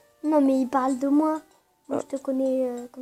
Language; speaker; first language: French; native; French